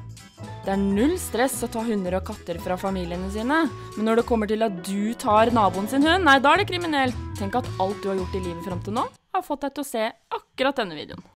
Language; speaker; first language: Norwegian; native; Norwegian